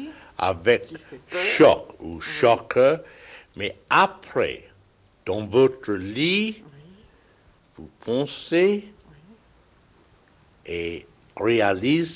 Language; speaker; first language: French; non-native, learner; English